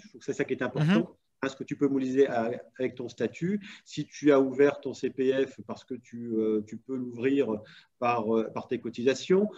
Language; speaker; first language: French; native; French